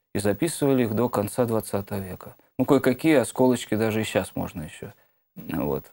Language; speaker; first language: Russian; native; Russian